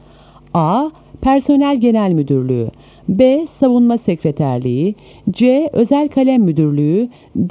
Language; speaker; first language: Turkish; native; Turkish